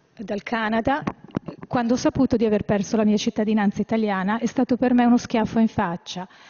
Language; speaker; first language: Italian; native; Italian